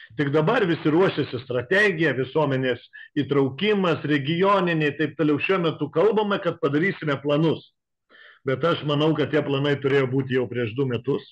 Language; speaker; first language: Lithuanian; native; Lithuanian